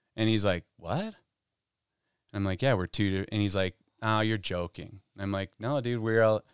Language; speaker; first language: English; native; English